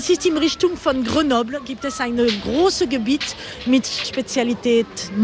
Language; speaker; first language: German; non-native, learner; French